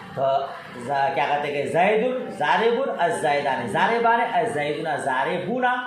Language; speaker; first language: Urdu; native; Urdu